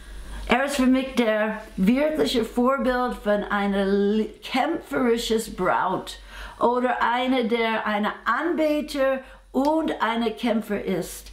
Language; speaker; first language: German; non-native, fluent; English